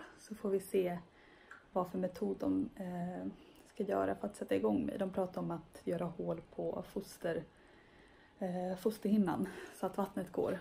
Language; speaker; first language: Swedish; native; Swedish